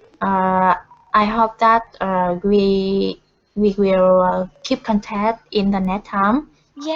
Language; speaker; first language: English; non-native, learner; Vietnamese